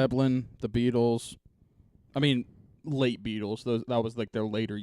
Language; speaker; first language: English; native; English